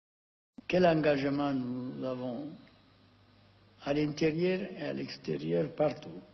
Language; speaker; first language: French; non-native, fluent; Amharic